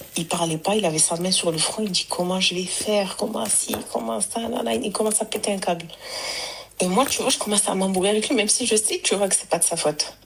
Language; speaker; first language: French; early bilingual, other home language; Arabic